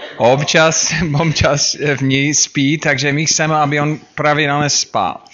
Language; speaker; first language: Czech; non-native, fluent; English